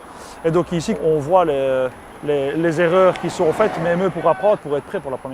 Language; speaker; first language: French; native; French